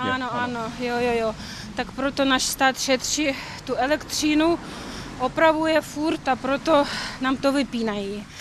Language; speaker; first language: Czech; non-native, fluent; Ukrainian